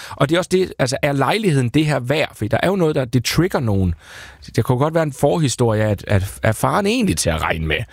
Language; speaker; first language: Danish; native; Danish